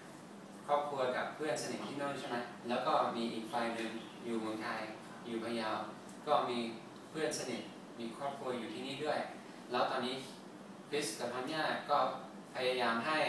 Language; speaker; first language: Thai; non-native, fluent; English